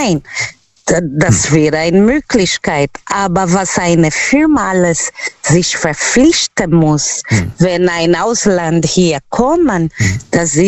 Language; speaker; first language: German; non-native, local second language; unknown